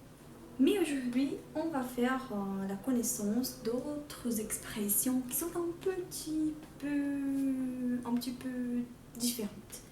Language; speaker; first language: French; non-native, fluent; Portuguese